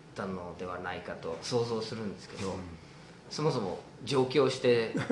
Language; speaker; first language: Japanese; non-native, fluent; English